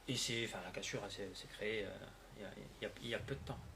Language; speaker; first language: French; native; French